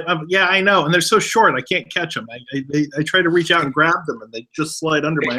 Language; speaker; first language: English; native; English